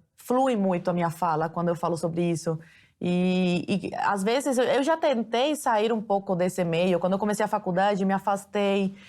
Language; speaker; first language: Portuguese; early bilingual, other home language; Spanish